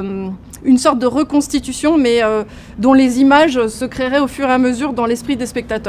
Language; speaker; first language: French; native; French